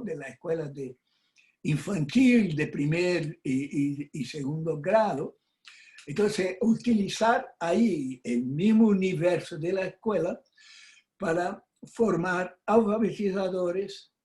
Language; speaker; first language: Spanish; non-native, fluent; Portuguese